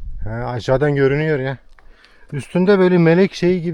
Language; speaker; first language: Turkish; native; Turkish